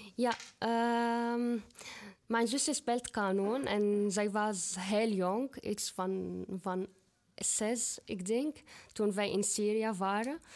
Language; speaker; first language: Dutch; non-native, fluent; Arabic